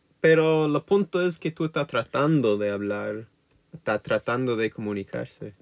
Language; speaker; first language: Spanish; non-native, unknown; English